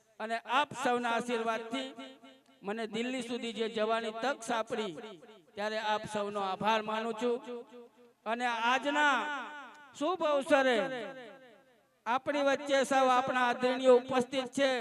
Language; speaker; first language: Gujarati; native; Gujarati